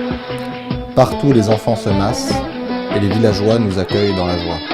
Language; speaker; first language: French; native; French